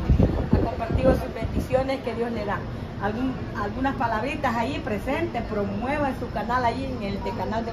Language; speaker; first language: Spanish; native; Spanish